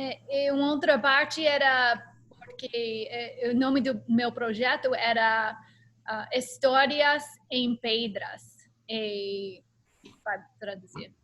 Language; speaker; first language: Portuguese; non-native, learner; English